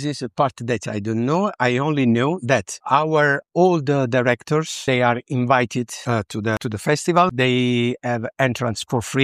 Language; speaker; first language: English; non-native, learner; Italian